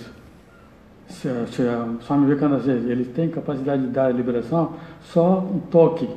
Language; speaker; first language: Portuguese; non-native, learner; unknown